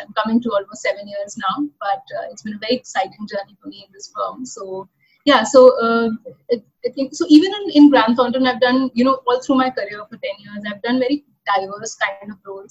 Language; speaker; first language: English; non-native, local second language; Hindi